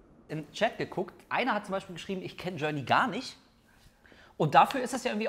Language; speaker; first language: German; native; German